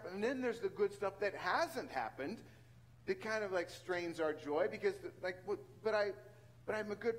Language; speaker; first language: English; native; English